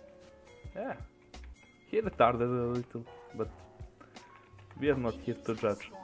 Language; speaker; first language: English; non-native, learner; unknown